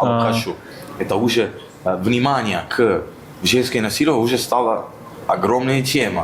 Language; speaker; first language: Russian; non-native, fluent; Italian